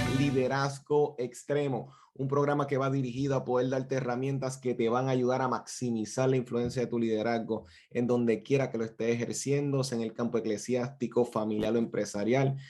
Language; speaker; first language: Spanish; native; Spanish